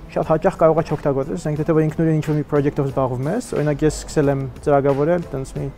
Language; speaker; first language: Armenian; early bilingual, heritage; Armenian